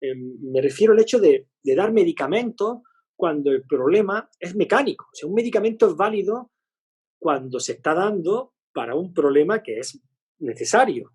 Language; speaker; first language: Spanish; native; Spanish